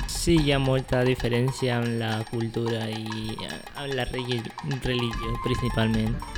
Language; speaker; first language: Catalan; non-native, local second language; Spanish